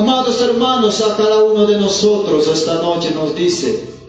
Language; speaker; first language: Spanish; non-native, local second language; Quechua